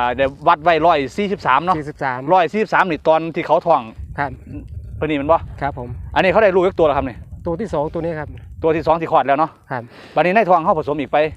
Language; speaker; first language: Thai; non-native, local second language; Khmer